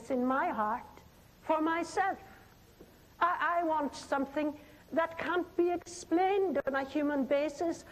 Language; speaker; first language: English; non-native, local second language; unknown